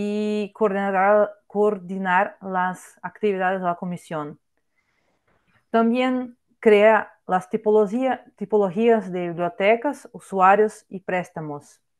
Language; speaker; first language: Spanish; non-native, fluent; Portuguese